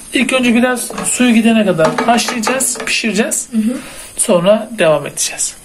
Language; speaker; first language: Turkish; native; Turkish